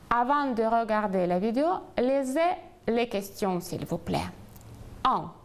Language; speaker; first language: French; non-native, fluent; Ukrainian